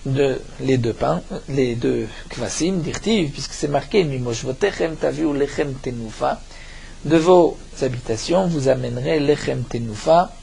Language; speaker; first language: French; native; French